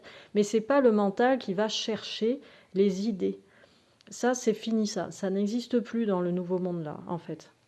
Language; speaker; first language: French; native; French